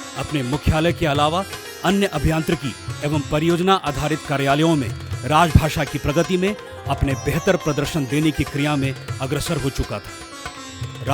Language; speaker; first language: Hindi; native; Hindi